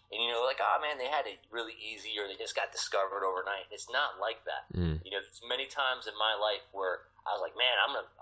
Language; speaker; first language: English; native; English